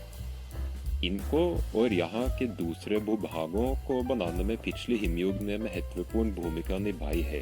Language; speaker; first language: Hindi; non-native, fluent; Norwegian